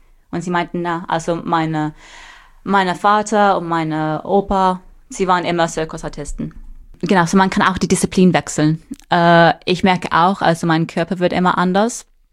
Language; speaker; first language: German; non-native, fluent; English